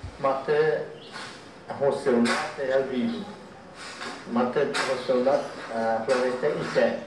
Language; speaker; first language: Portuguese; non-native, local second language; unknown